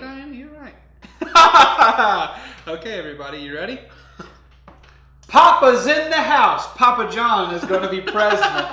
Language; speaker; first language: English; native; English